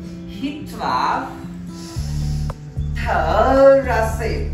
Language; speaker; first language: Vietnamese; non-native, learner; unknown